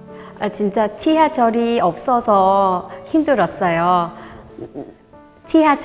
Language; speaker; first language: Korean; non-native, learner; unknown